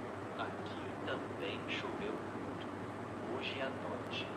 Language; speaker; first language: Portuguese; non-native, learner; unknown